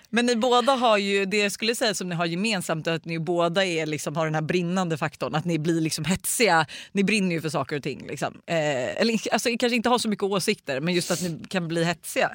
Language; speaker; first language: Swedish; native; Swedish